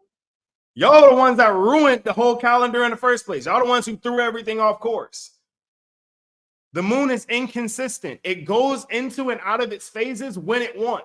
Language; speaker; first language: English; native; English